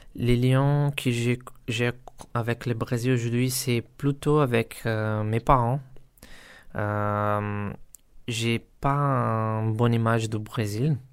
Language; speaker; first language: French; non-native, learner; Portuguese